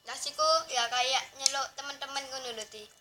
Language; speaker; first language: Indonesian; non-native, local second language; Javanese